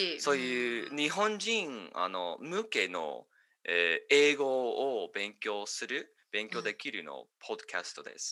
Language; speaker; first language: Japanese; non-native, learner; English